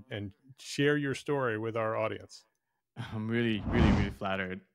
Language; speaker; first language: English; early bilingual, other home language; Chinese